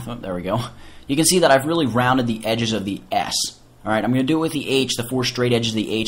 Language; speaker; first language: English; native; English